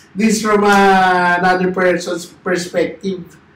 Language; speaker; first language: English; non-native, local second language; Filipino